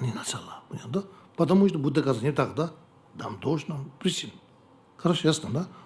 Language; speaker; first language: Russian; non-native, learner; Tibetan